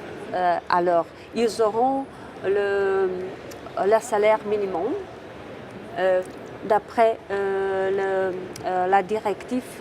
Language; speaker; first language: French; non-native, fluent; Czech